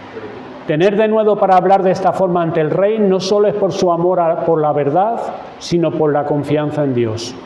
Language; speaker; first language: Spanish; native; Spanish